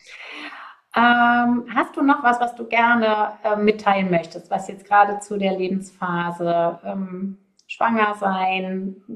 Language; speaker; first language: German; native; German